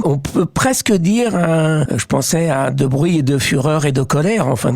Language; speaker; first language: French; native; French